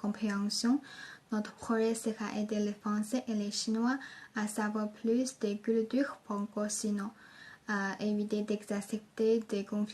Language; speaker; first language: French; non-native, learner; Chinese